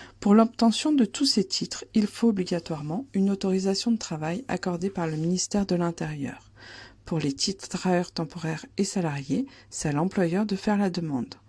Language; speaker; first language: French; native; French